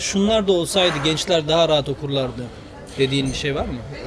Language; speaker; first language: Turkish; native; Turkish